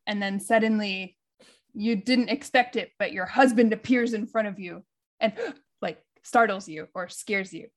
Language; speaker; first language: English; native; English